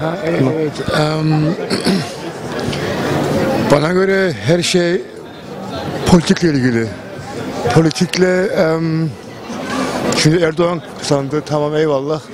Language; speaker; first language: Turkish; early bilingual, other home language; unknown